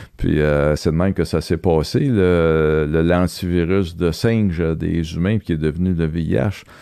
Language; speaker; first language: French; native; French